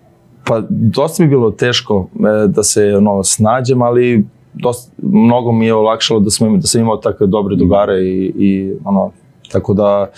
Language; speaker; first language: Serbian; early bilingual, heritage; Serbian